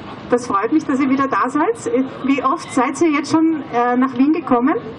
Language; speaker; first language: German; native; German